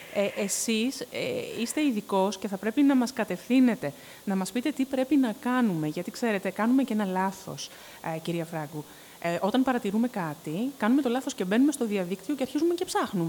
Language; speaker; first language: Greek; native; Greek